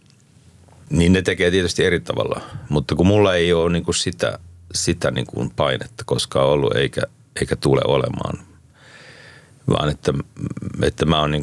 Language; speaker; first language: Finnish; native; Finnish